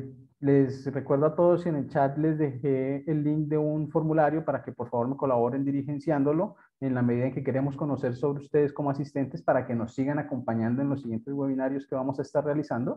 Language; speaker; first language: Spanish; native; Spanish